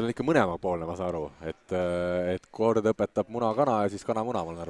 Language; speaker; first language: Estonian; native; Estonian